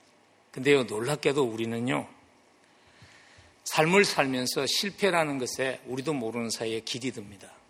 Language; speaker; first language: Korean; native; Korean